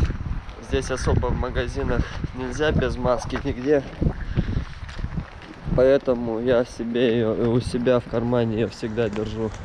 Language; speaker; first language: Russian; non-native, fluent; Romanian